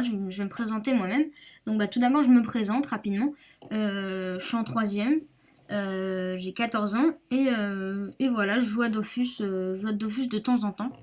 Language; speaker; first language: French; native; French